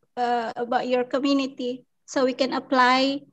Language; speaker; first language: English; non-native, fluent; Indonesian